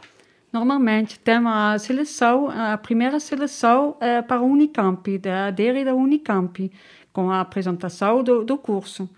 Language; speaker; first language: Portuguese; non-native, learner; Dutch